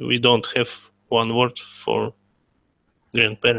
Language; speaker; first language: English; non-native, learner; Russian